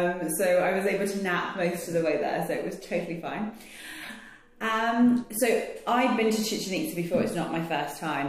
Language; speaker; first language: English; native; English